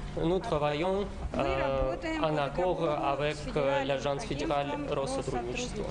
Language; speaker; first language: French; non-native, fluent; Russian